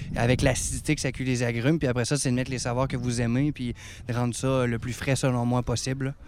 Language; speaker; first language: French; native; French